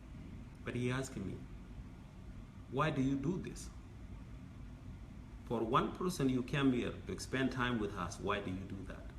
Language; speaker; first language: English; non-native, fluent; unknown